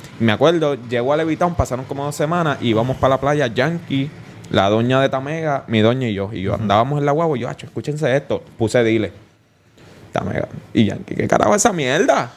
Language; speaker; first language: Spanish; early bilingual, other home language; English